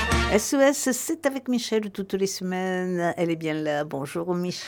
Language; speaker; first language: French; native; French